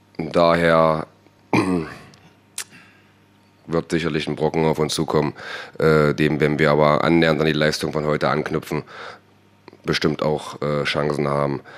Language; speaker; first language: German; native; German